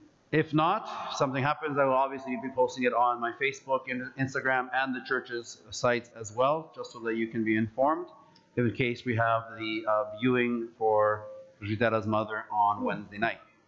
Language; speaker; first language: English; early bilingual, other home language; Greek